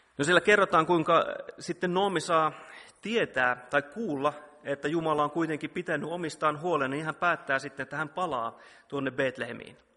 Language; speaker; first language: Finnish; native; Finnish